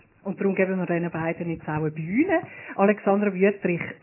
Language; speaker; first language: German; native; German